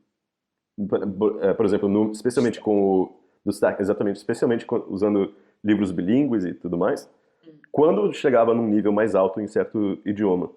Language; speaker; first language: Portuguese; native; Portuguese